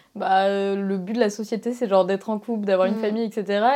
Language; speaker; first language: French; native; French